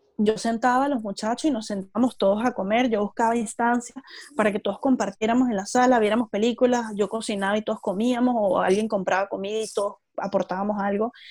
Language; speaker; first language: Spanish; native; Spanish